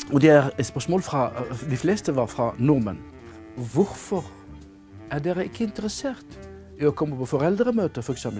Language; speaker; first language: Norwegian; non-native, fluent; Arabic